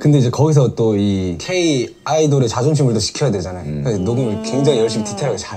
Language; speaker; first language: Korean; native; Korean